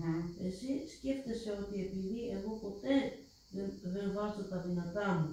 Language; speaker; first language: Greek; early bilingual, other home language; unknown